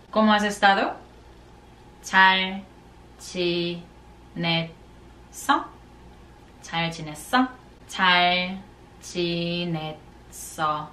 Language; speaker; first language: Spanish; non-native, fluent; Korean